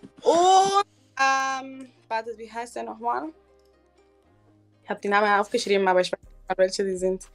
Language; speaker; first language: German; non-native, learner; Spanish